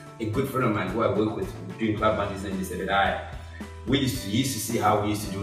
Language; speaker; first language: English; non-native, local second language; Shona